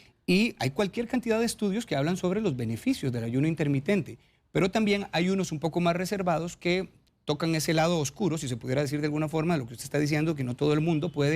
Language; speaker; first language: Spanish; native; Spanish